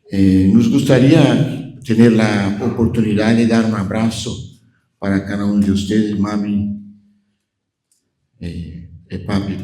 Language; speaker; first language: Spanish; non-native, fluent; Portuguese